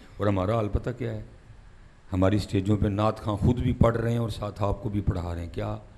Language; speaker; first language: Urdu; non-native, local second language; Punjabi